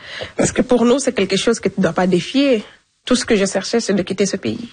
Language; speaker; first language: French; non-native, local second language; Fula